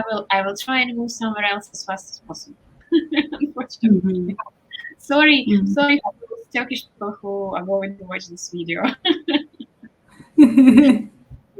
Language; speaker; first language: English; non-native, fluent; Russian